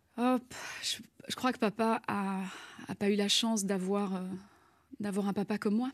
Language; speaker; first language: French; native; French